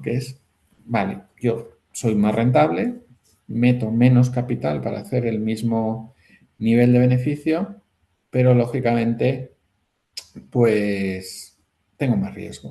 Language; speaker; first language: Spanish; native; Spanish